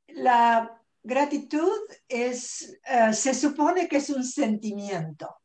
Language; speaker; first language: Spanish; native; Spanish